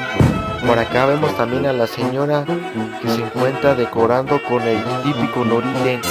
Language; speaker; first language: Spanish; native; Spanish